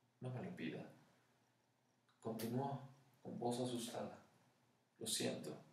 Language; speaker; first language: Spanish; native; Spanish